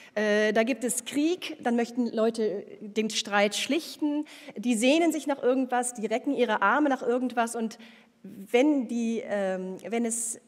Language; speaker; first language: German; native; German